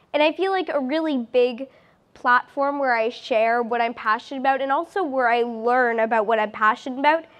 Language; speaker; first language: English; native; English